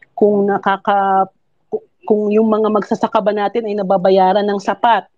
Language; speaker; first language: Filipino; non-native, local second language; Cebuano